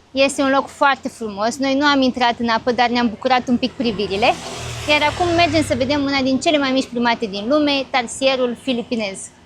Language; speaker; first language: Romanian; native; Romanian